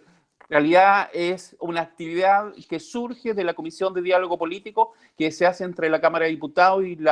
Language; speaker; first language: Spanish; native; Spanish